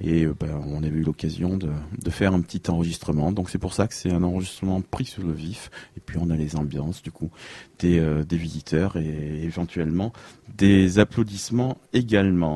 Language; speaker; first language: French; native; French